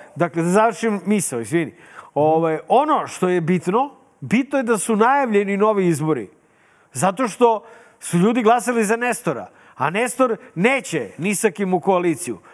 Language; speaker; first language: Serbian; native; Serbian